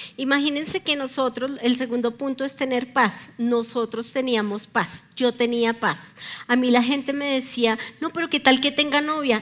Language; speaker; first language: Spanish; native; Spanish